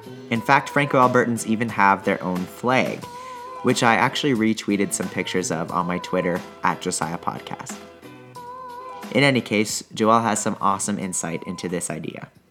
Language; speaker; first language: English; native; English